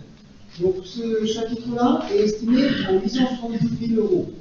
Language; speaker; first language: French; native; French